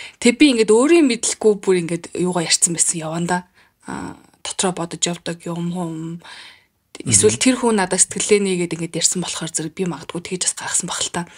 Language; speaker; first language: Mongolian; native; Mongolian